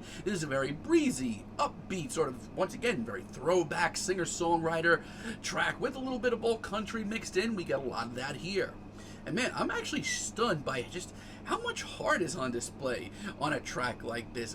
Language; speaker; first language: English; native; English